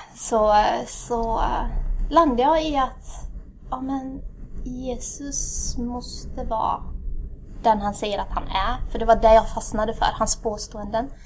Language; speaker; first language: Swedish; early bilingual, other home language; Tigrinya